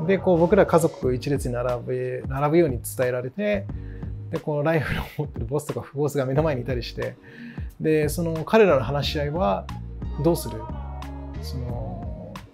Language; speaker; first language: Japanese; early bilingual, other home language; English